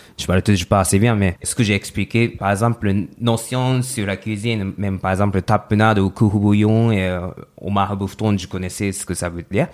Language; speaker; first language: French; non-native, fluent; Japanese